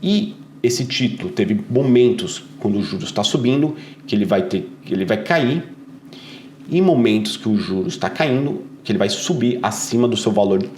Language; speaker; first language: Portuguese; native; Portuguese